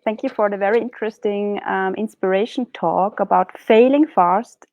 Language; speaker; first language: English; non-native, fluent; German